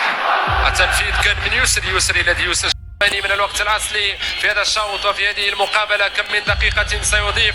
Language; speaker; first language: Arabic; native; Arabic